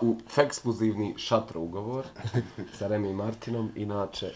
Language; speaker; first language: Bosnian; native; Bosnian